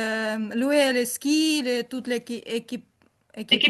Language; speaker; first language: French; non-native, learner; Ukrainian